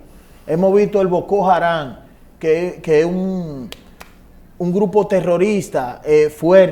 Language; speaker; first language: Spanish; native; Spanish